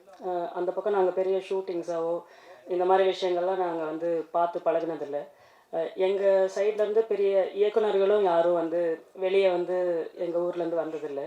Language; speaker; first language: Tamil; native; Tamil